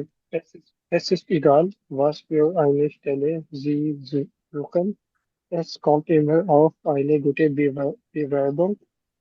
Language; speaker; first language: German; non-native, learner; Urdu